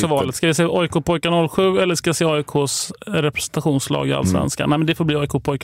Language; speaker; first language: Swedish; native; Swedish